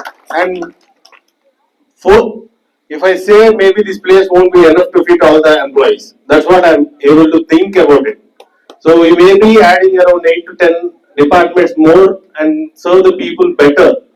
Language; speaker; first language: English; non-native, local second language; Telugu